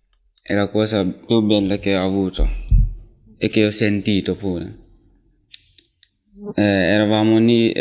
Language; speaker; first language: Italian; non-native, learner; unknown